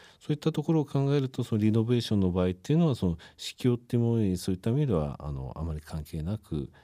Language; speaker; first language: Japanese; native; Japanese